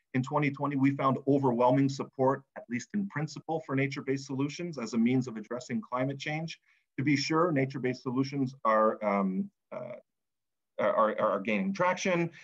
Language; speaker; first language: English; native; English